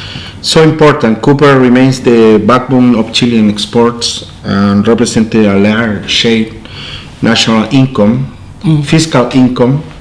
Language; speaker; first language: English; non-native, learner; Spanish